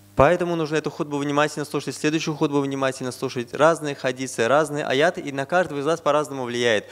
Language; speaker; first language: Russian; non-native, fluent; Azerbaijani